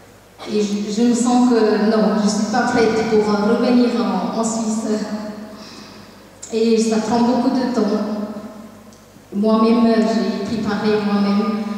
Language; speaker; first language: French; non-native, learner; Tamil